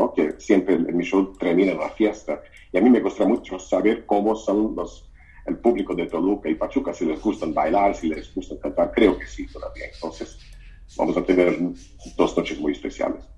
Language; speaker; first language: Spanish; non-native, fluent; Portuguese